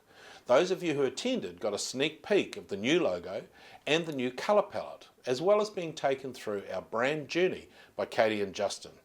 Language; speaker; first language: English; native; English